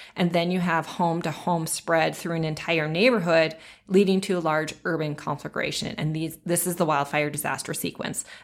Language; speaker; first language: English; native; English